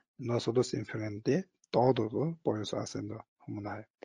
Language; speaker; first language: Spanish; non-native, learner; Tibetan